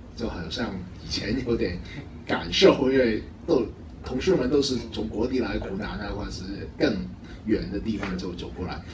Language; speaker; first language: Chinese; non-native, local second language; Cantonese